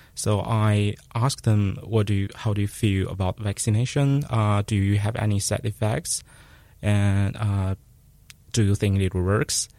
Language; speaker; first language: English; non-native, fluent; Chinese